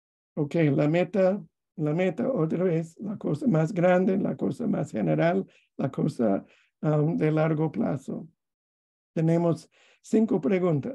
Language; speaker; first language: Spanish; non-native, fluent; English